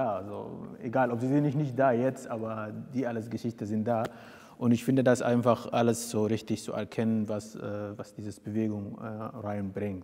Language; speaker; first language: German; non-native, fluent; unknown